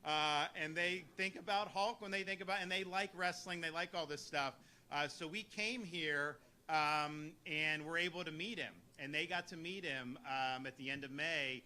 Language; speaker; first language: English; native; English